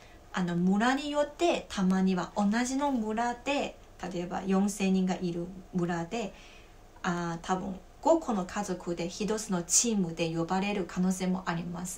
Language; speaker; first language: Japanese; non-native, fluent; Chinese